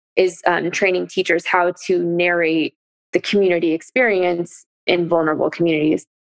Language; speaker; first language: English; native; English